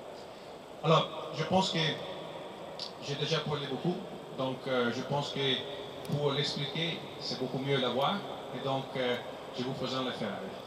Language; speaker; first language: French; non-native, fluent; Italian